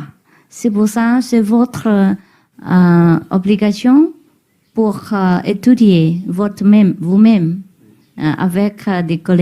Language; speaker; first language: French; non-native, learner; Chinese